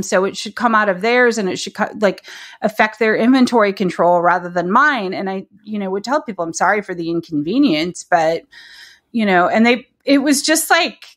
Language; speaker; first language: English; native; English